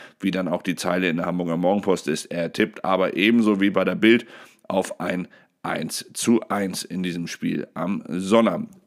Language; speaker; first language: German; native; German